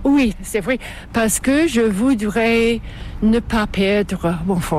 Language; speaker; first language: French; non-native, fluent; English